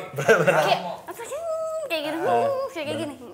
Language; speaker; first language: Indonesian; native; Indonesian